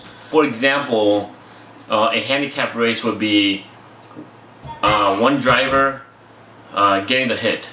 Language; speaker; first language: English; native; English